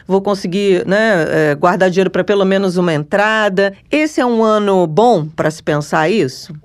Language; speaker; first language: Portuguese; native; Portuguese